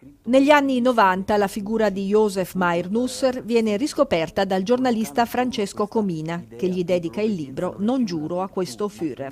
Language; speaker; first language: Italian; native; Italian